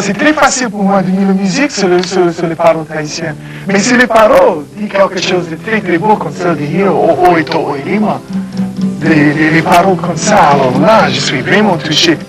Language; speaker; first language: French; non-native, fluent; English